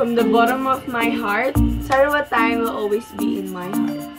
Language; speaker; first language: English; non-native, local second language; Filipino